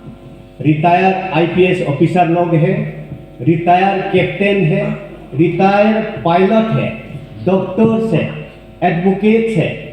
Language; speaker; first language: Hindi; non-native, local second language; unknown